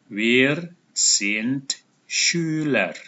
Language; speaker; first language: German; non-native, fluent; Indonesian